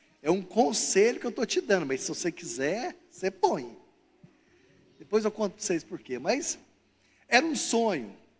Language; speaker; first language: Portuguese; native; Portuguese